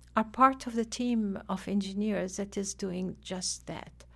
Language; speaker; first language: English; non-native, fluent; Arabic